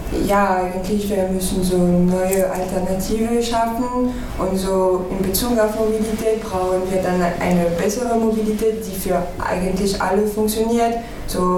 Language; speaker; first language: German; non-native, fluent; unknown